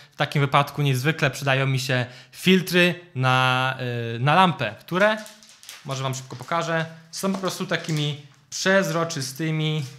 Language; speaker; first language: Polish; native; Polish